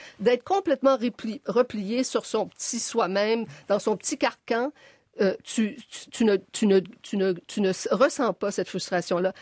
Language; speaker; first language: French; native; French